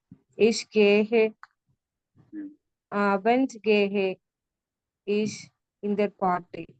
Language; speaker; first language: German; non-native, learner; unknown